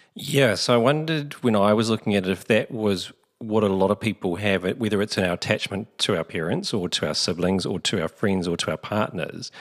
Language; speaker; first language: English; native; English